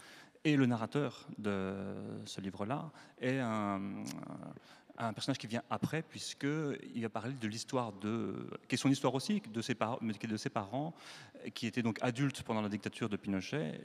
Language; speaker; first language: French; native; French